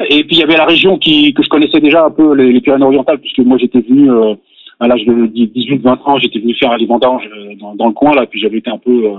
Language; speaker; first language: French; native; French